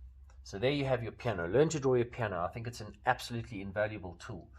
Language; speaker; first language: English; native; English